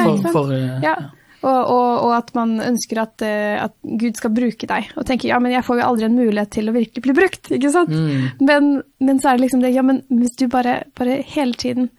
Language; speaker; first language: Norwegian; native; Norwegian